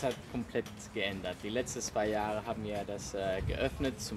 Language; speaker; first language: German; non-native, learner; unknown